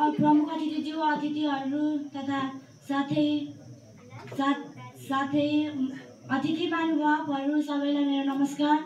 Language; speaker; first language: Nepali; native; Nepali